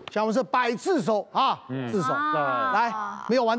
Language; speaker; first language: Chinese; native; Chinese